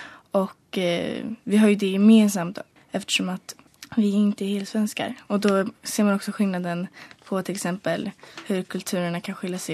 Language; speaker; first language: Swedish; early bilingual, other home language; Polish